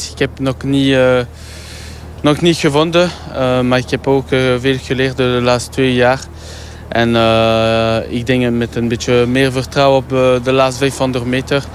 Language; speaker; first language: Dutch; non-native, local second language; French